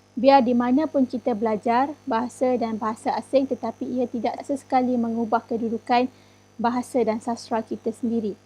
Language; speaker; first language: Malay; native; Malay